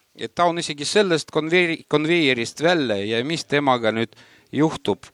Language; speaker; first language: Estonian; non-native, local second language; Russian